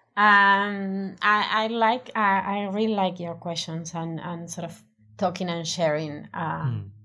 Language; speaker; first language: English; non-native, fluent; Spanish